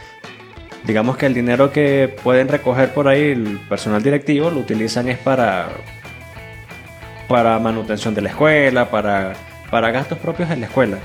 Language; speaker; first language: Spanish; native; Spanish